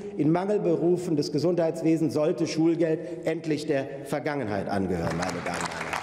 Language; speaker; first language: German; native; German